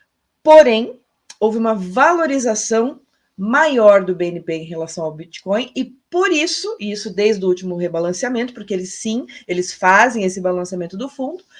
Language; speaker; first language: Portuguese; native; Portuguese